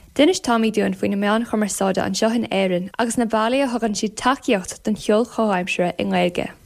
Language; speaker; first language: Irish; native; Irish